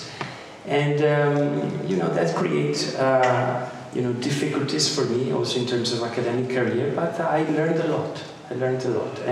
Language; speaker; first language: English; non-native, fluent; Italian